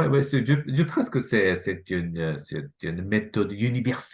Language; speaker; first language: French; non-native, fluent; Japanese